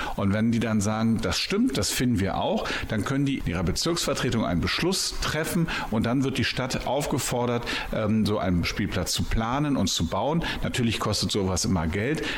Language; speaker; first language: German; native; German